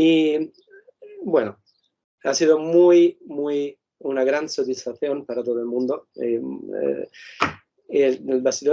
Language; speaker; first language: Spanish; non-native, fluent; Italian